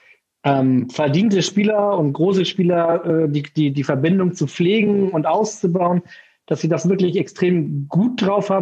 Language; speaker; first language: German; native; German